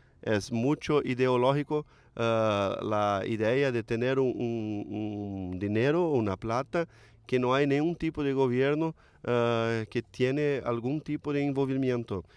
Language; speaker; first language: Spanish; non-native, learner; Portuguese